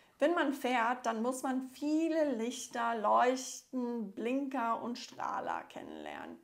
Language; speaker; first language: German; non-native, fluent; English